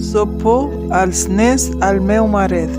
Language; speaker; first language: Catalan; non-native, learner; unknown